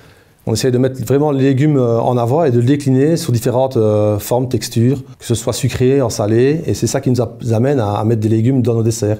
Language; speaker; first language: French; native; French